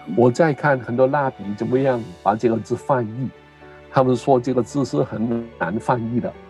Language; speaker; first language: Chinese; non-native, local second language; Cantonese